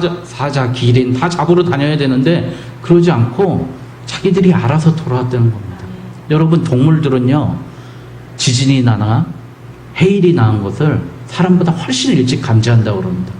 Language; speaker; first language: Korean; native; Korean